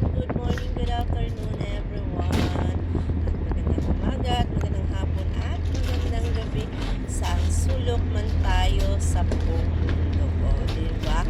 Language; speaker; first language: Filipino; non-native, local second language; Cebuano